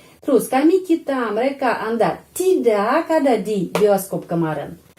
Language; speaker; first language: Indonesian; non-native, fluent; Russian